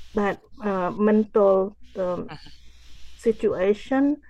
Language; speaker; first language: English; non-native, fluent; Khmer